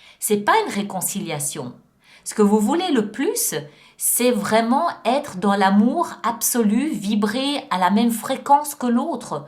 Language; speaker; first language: French; native; French